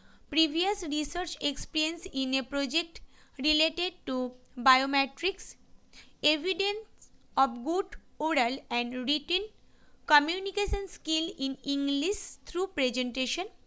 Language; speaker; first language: English; non-native, local second language; Bangla